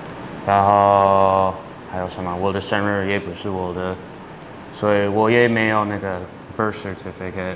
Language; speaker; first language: Chinese; early bilingual, heritage; English